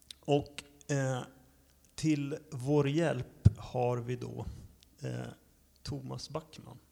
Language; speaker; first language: Swedish; native; Swedish